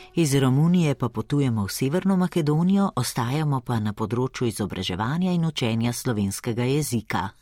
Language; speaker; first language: Slovenian; native; Slovenian